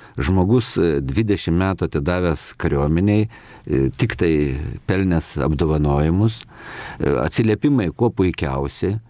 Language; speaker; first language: Lithuanian; native; Lithuanian